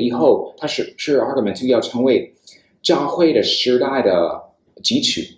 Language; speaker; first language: Chinese; non-native, fluent; English